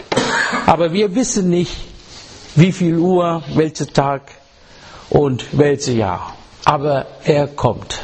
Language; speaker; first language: German; non-native, learner; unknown